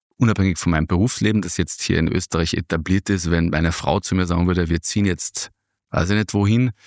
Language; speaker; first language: German; native; German